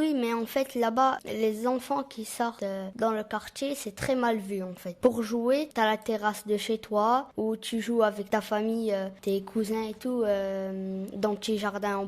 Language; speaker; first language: French; early bilingual, other home language; Arabic